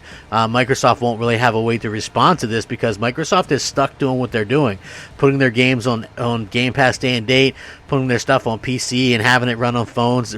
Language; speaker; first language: English; native; English